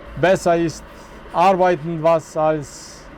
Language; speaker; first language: German; non-native, fluent; Serbian